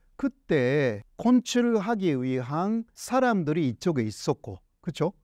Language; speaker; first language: Korean; non-native, fluent; Japanese